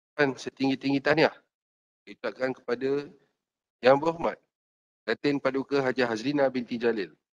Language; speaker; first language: Malay; native; Malay